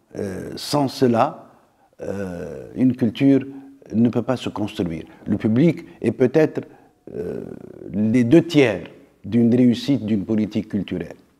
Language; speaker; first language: French; non-native, local second language; Arabic